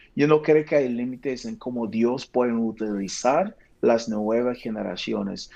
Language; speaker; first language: Spanish; non-native, fluent; English